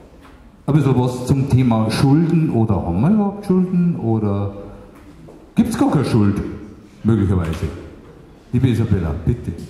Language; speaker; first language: German; native; German